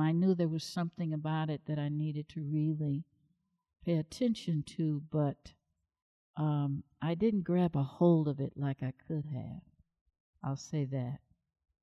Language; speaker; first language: English; native; English